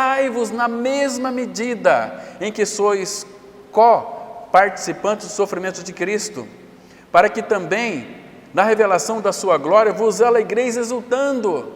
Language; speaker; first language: Portuguese; native; Portuguese